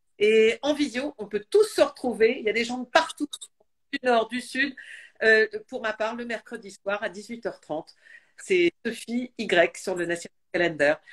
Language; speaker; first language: French; native; French